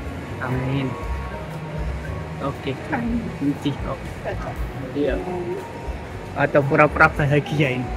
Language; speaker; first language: Indonesian; native; Indonesian